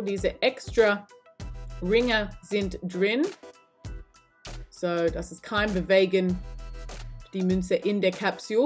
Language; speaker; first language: German; non-native, learner; English